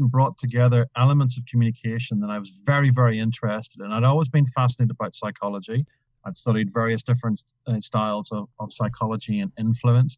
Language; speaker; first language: English; native; English